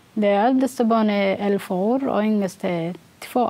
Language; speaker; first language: Swedish; non-native, learner; Somali